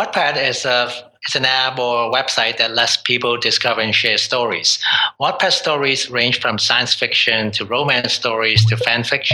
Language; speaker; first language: English; non-native, local second language; Cantonese